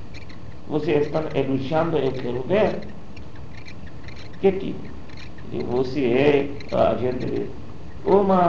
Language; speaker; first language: Portuguese; non-native, learner; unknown